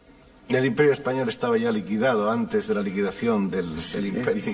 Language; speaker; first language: Spanish; native; Spanish